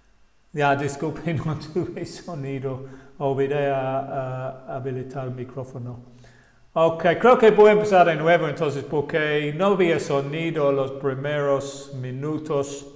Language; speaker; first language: Spanish; non-native, fluent; English